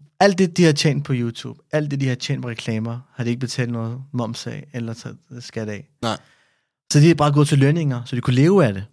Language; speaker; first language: Danish; early bilingual, other home language; Persian